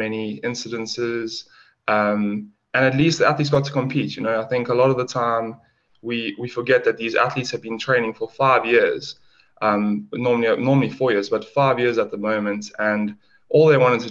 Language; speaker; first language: English; native; English